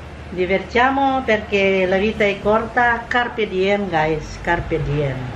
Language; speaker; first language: Italian; non-native, fluent; Filipino